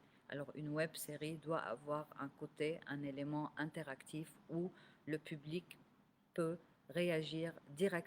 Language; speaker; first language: French; non-native, local second language; Arabic